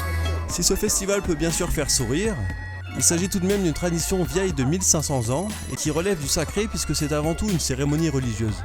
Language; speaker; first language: French; native; French